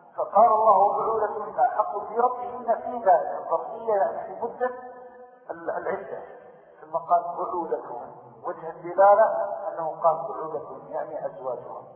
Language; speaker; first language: Arabic; native; Arabic